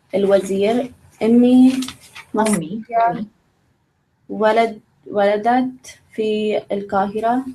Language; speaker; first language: Arabic; non-native, learner; English